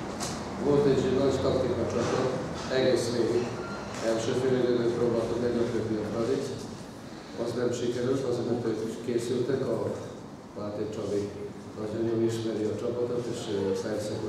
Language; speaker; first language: Hungarian; non-native, fluent; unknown